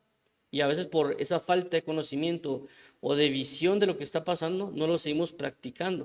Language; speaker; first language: Spanish; native; Spanish